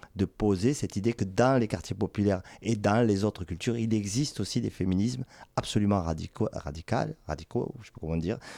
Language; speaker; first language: French; native; French